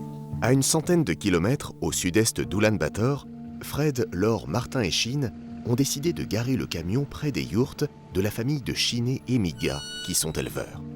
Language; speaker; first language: French; native; French